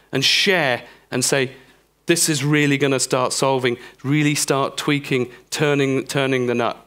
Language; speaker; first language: English; native; English